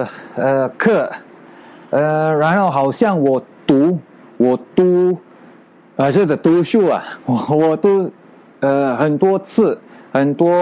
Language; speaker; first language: Chinese; non-native, learner; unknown